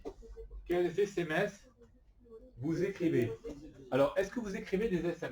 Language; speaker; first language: French; native; French